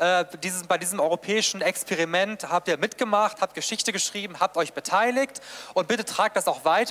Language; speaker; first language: German; native; German